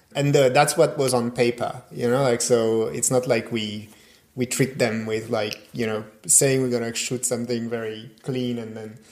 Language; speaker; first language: English; non-native, fluent; French